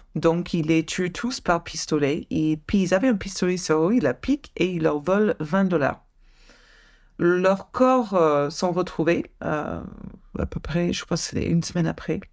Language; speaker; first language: French; non-native, fluent; English